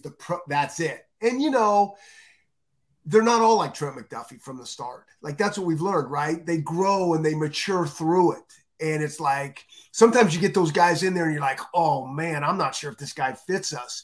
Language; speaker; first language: English; native; English